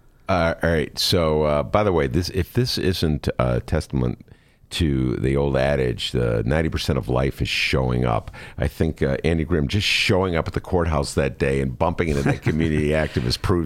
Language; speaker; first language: English; native; English